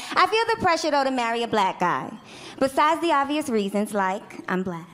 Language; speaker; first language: English; native; English